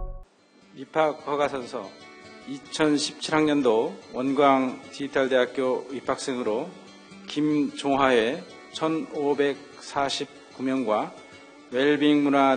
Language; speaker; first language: Korean; native; Korean